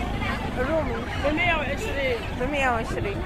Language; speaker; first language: Arabic; native; Arabic